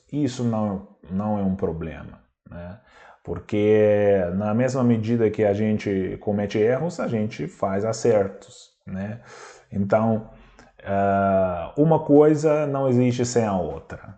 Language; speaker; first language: Portuguese; non-native, fluent; Russian